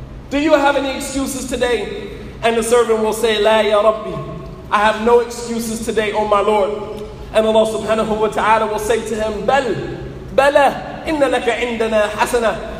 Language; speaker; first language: English; native; English